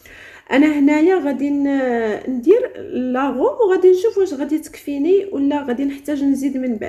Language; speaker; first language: Arabic; native; Arabic